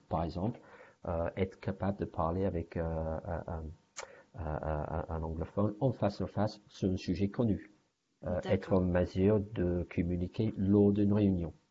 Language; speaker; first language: French; non-native, fluent; English